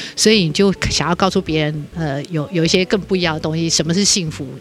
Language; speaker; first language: Chinese; native; Chinese